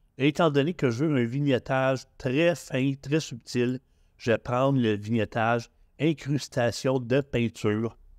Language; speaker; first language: French; native; French